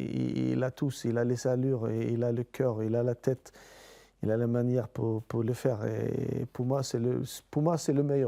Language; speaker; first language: French; non-native, fluent; Swedish